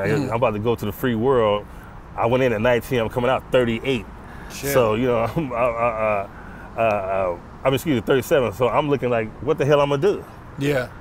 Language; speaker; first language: English; native; English